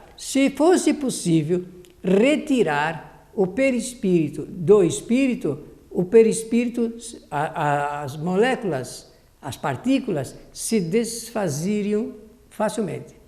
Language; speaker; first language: Portuguese; native; Portuguese